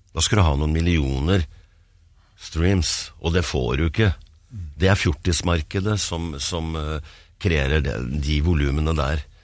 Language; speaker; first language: Norwegian; native; Norwegian